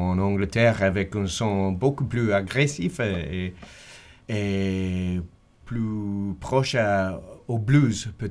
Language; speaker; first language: French; non-native, fluent; English